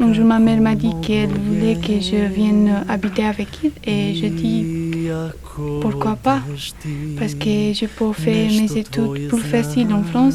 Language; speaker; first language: French; non-native, learner; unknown